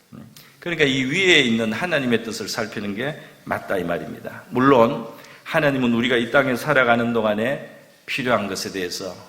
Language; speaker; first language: Korean; native; Korean